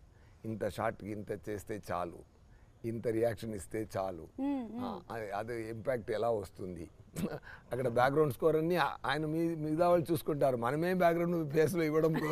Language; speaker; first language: Telugu; non-native, learner; Tamil